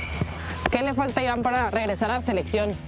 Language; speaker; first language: Spanish; native; Spanish